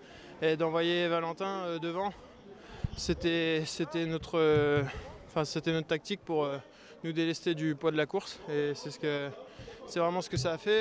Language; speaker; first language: French; native; French